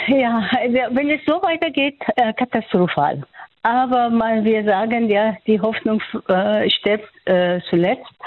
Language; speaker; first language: German; non-native, fluent; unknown